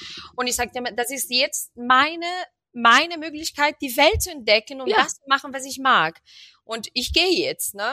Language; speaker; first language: German; non-native, fluent; Portuguese